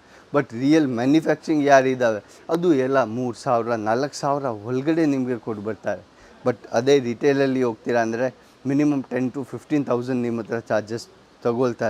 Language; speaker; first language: Kannada; non-native, fluent; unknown